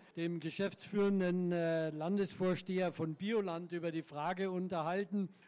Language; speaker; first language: German; native; German